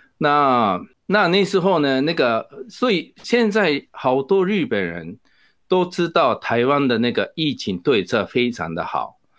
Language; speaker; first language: Chinese; non-native, fluent; Japanese